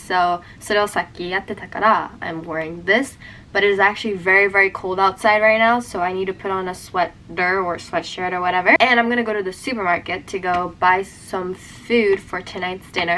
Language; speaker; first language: English; early bilingual, heritage; English